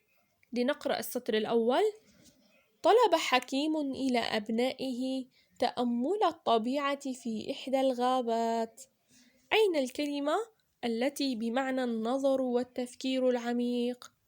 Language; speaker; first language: Arabic; native; Arabic